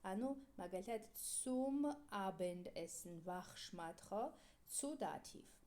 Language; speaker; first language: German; non-native, fluent; Georgian